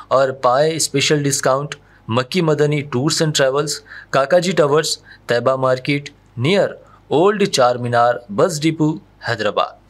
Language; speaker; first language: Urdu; native; Urdu